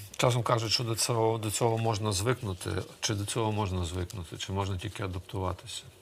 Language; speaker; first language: Ukrainian; early bilingual, other home language; Russian